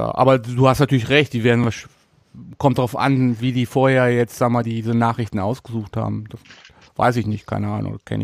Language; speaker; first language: German; native; German